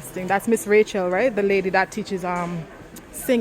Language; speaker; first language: English; native; English